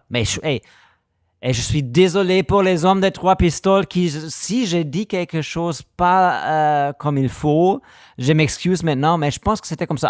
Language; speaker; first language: French; non-native, learner; German